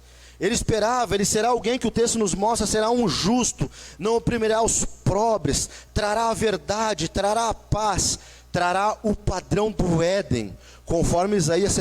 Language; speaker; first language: Portuguese; native; Portuguese